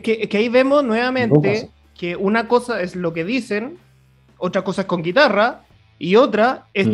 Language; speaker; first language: Spanish; native; Spanish